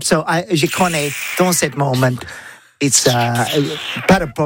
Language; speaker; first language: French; non-native, learner; English